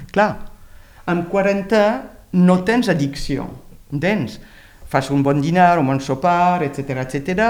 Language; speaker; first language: Catalan; non-native, fluent; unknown